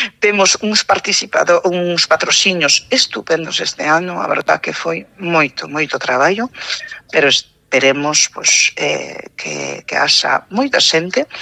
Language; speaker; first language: Galician; non-native, local second language; Spanish